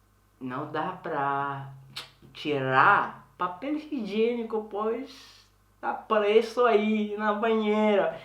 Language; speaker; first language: Portuguese; non-native, learner; Swedish